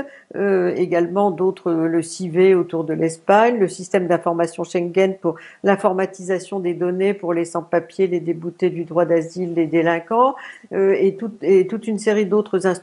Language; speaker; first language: French; native; French